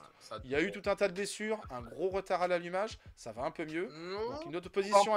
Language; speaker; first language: French; native; French